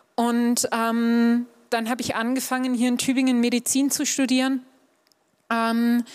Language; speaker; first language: German; native; German